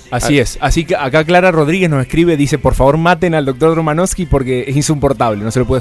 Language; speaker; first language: Spanish; native; Spanish